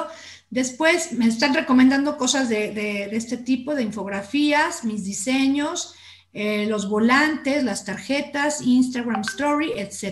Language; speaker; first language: Spanish; native; Spanish